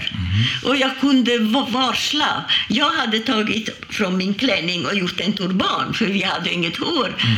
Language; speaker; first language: Swedish; non-native, fluent; Hungarian